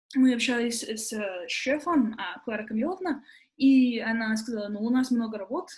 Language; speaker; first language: Russian; non-native, fluent; English